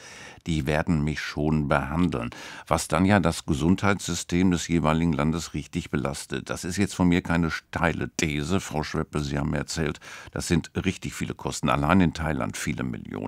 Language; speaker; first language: German; native; German